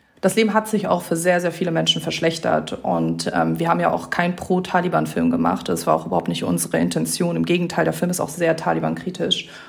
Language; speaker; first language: German; early bilingual, other home language; Persian